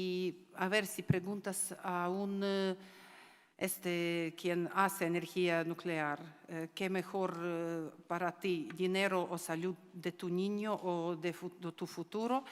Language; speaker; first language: Spanish; non-native, learner; Ukrainian